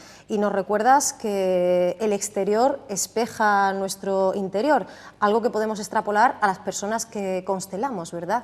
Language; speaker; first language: Spanish; native; Spanish